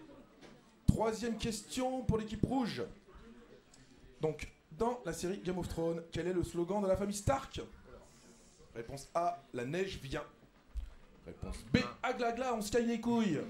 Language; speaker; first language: French; native; French